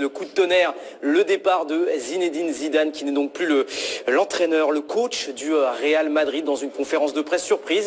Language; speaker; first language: French; native; French